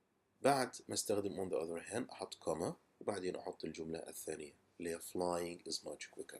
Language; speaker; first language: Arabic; native; Arabic